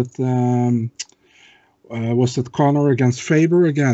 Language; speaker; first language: English; non-native, fluent; Dutch